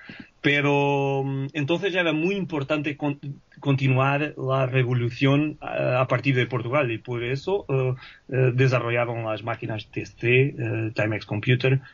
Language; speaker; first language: Spanish; non-native, fluent; Portuguese